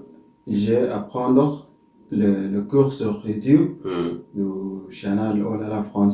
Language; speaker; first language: French; non-native, learner; Arabic